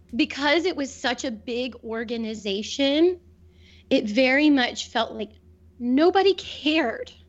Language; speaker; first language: English; native; English